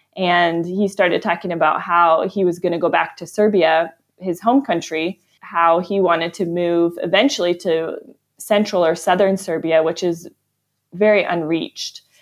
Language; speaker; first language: English; native; English